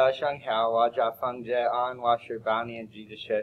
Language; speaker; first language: Chinese; non-native, learner; English